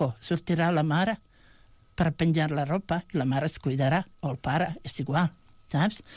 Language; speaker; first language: Catalan; non-native, fluent; Bosnian